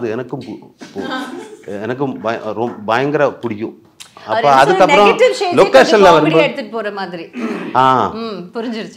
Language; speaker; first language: Tamil; non-native, learner; Malayalam